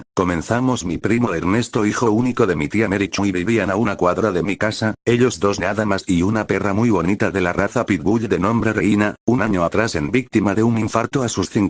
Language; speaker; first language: Spanish; native; Spanish